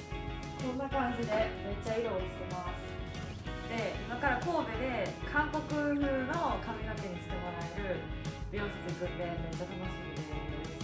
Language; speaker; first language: Japanese; native; Japanese